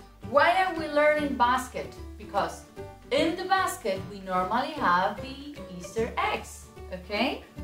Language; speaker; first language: English; non-native, fluent; Spanish